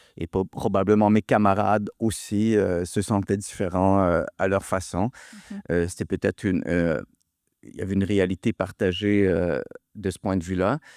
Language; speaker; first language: French; early bilingual, other home language; Hungarian